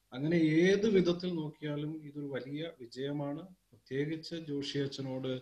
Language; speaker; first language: Malayalam; early bilingual, heritage; German